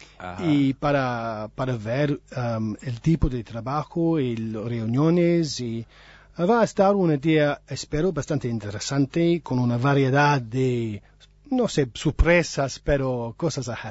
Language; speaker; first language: Spanish; non-native, learner; English